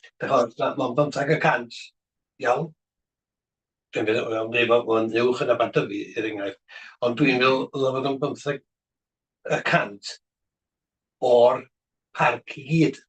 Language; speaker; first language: Welsh; native; Welsh